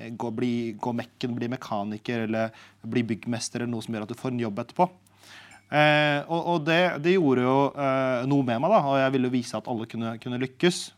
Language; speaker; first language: Norwegian; early bilingual, other home language; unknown